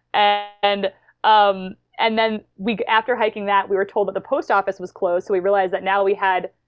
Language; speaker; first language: English; native; English